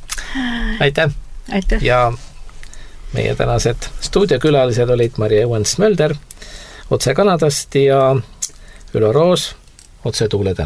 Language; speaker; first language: Estonian; native; Estonian